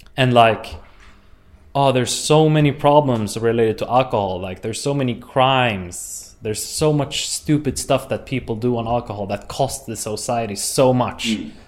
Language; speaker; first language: English; non-native, fluent; Swedish